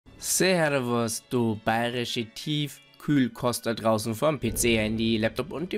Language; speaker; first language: German; native; German